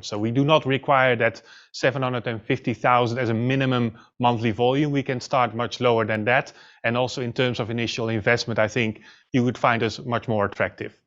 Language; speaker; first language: English; non-native, fluent; Dutch